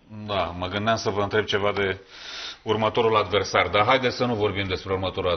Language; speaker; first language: Romanian; native; Romanian